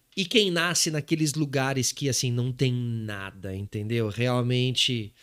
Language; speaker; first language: Portuguese; native; Portuguese